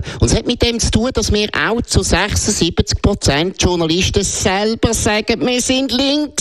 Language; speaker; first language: German; native; German